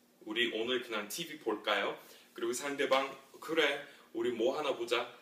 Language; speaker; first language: Korean; non-native, fluent; English